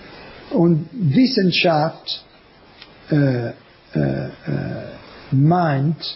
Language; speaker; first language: German; non-native, learner; French